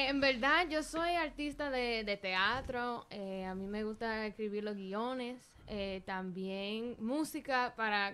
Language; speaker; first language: Spanish; early bilingual, heritage; Spanish